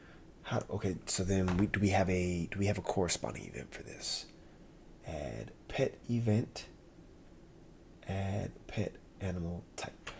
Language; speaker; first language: English; native; English